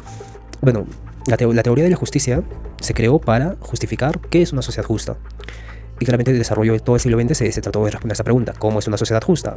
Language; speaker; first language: Spanish; native; Spanish